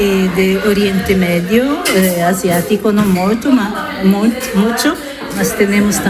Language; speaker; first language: Spanish; non-native, learner; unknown